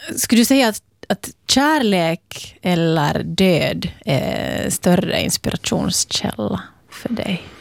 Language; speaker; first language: Swedish; native; Swedish